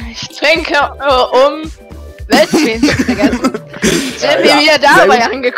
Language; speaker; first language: German; native; German